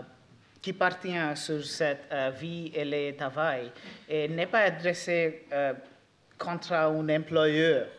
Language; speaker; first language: French; non-native, learner; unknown